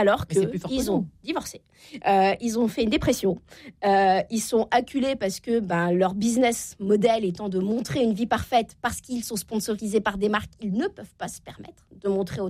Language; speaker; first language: French; native; French